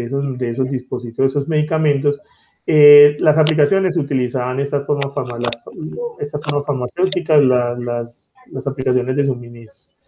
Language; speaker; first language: Spanish; native; Spanish